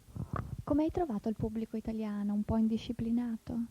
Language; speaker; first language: Italian; native; Italian